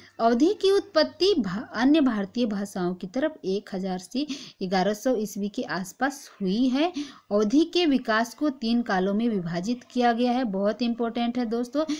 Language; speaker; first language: Hindi; native; Hindi